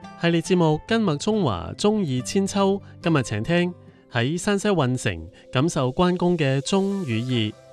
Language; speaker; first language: Cantonese; native; Cantonese